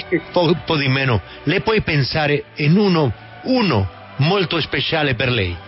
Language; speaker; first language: Italian; non-native, learner; Spanish